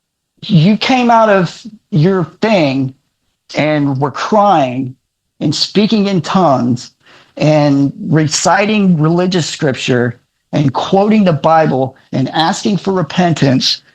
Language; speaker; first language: English; native; English